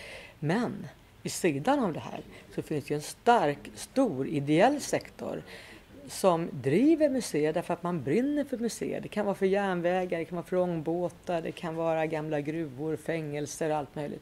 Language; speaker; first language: Swedish; native; Swedish